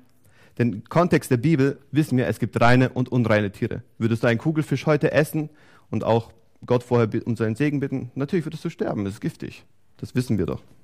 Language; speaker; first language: German; native; German